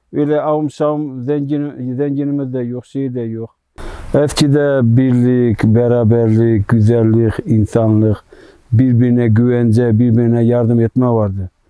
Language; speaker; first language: Turkish; native; Turkish